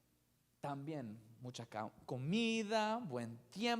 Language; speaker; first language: Spanish; non-native, learner; English